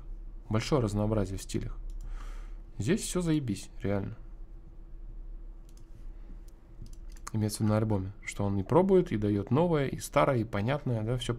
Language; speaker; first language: Russian; native; Russian